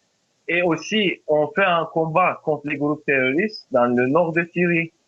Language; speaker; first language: French; non-native, fluent; Turkish